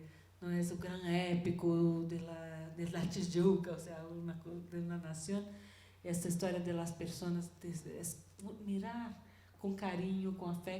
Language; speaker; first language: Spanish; non-native, learner; Portuguese